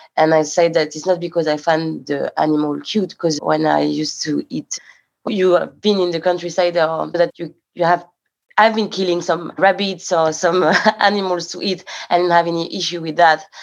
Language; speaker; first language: English; non-native, fluent; French